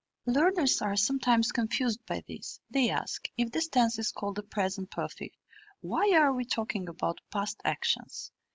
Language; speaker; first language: English; non-native, fluent; Albanian